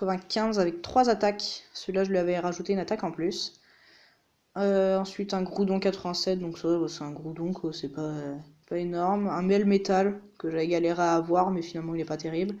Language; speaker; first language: French; native; French